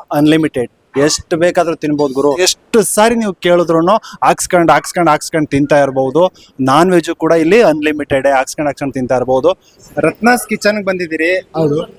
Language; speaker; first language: Kannada; native; Kannada